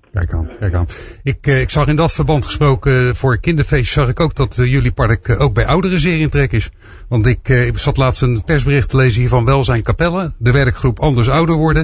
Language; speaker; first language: Dutch; native; Dutch